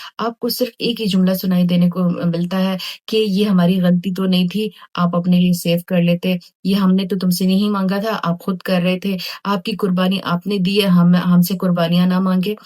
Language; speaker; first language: Urdu; native; Urdu